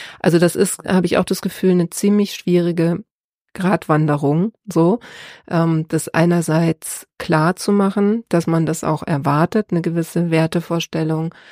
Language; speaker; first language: German; native; German